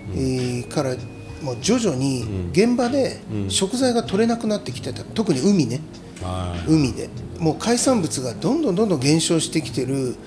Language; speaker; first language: Japanese; native; Japanese